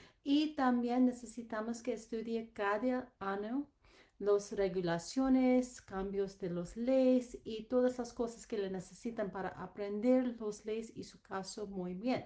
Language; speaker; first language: Spanish; non-native, learner; English